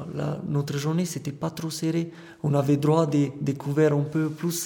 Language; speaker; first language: French; non-native, fluent; Romanian